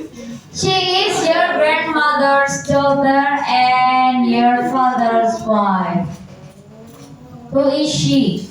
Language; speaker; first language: English; non-native, learner; Indonesian